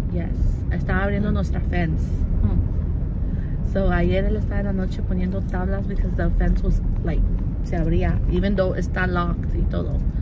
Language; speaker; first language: Spanish; early bilingual, heritage; Spanish